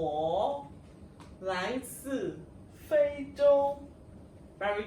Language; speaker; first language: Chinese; non-native, fluent; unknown